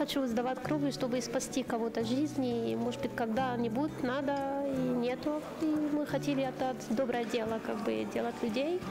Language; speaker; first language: Russian; non-native, learner; Arabic